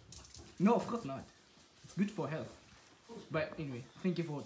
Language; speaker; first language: English; non-native, learner; Japanese